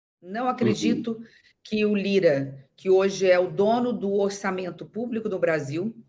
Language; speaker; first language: Portuguese; native; Portuguese